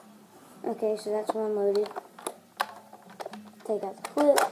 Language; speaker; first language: English; native; English